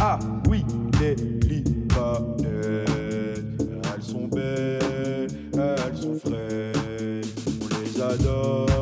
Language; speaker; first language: French; non-native, local second language; Arabic